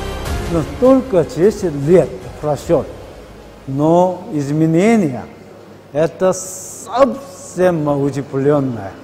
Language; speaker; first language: Russian; non-native, learner; Korean